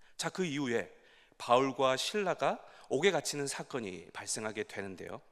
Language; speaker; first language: Korean; native; Korean